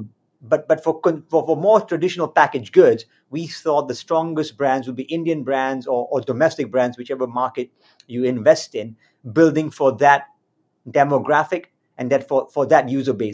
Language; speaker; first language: English; native; English